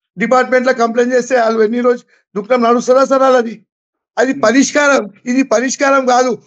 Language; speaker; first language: Telugu; non-native, local second language; Gujarati